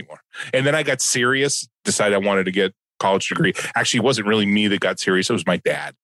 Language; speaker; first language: English; native; English